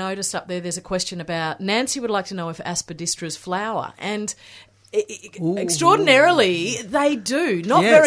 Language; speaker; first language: English; native; English